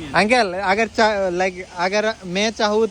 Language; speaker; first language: Hindi; non-native, learner; Bangla